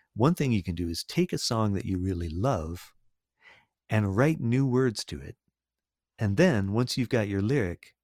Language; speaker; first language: English; native; English